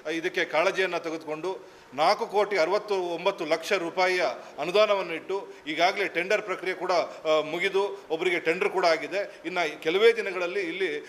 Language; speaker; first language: Kannada; native; Kannada